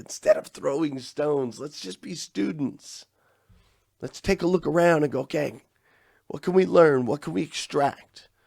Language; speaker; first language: English; native; English